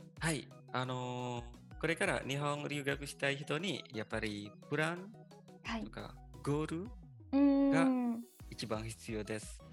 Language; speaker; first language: Japanese; non-native, fluent; Indonesian